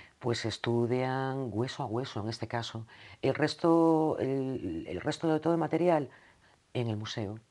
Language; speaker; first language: Spanish; native; Spanish